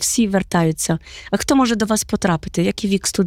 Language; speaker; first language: Polish; non-native, learner; Ukrainian